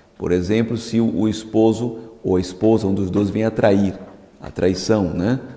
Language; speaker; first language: Portuguese; native; Portuguese